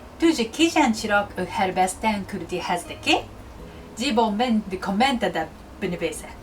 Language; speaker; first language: Kurdish; non-native, learner; Japanese